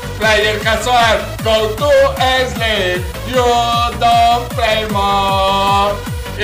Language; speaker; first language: English; non-native, learner; Spanish